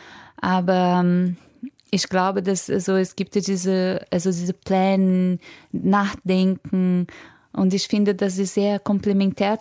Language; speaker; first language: German; non-native, fluent; Portuguese